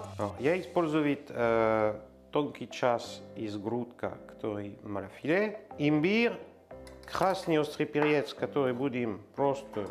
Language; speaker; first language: Russian; non-native, learner; French